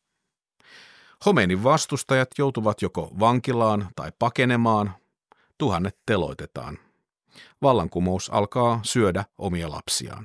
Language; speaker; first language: Finnish; native; Finnish